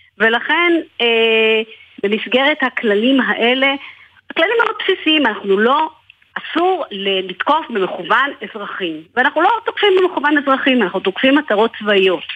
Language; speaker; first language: Hebrew; native; Hebrew